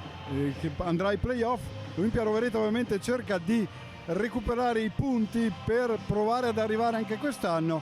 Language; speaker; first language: Italian; native; Italian